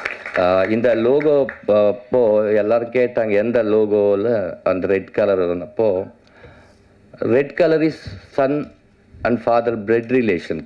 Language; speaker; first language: Tamil; non-native, learner; Telugu